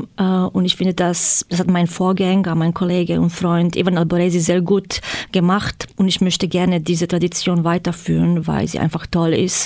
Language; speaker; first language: German; non-native, fluent; Croatian